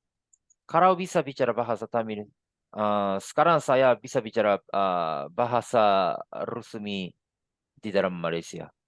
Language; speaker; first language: Indonesian; non-native, learner; Japanese